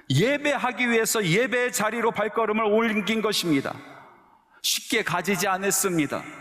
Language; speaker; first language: Korean; native; Korean